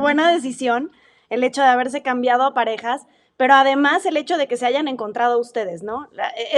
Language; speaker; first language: Spanish; native; Spanish